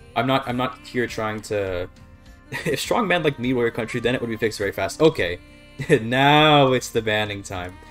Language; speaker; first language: English; native; English